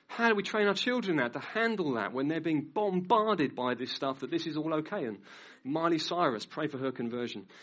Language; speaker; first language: English; native; English